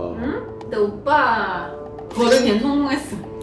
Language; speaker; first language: Korean; native; Korean